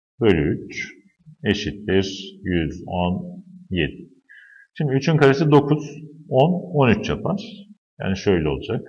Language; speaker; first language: Turkish; native; Turkish